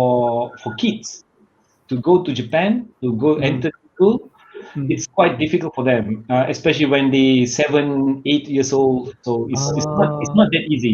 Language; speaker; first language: English; non-native, learner; Malay